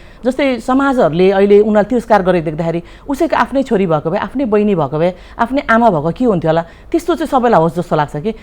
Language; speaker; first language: Nepali; early bilingual, heritage; Nepali